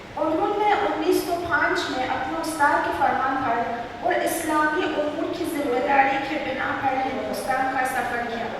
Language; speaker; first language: Urdu; non-native, fluent; Persian